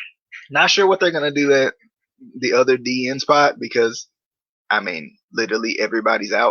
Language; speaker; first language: English; native; English